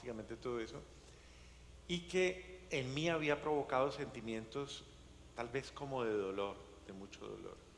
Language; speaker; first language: Spanish; native; Spanish